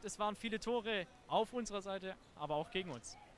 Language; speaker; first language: German; native; German